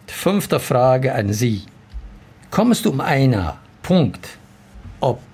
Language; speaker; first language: German; non-native, learner; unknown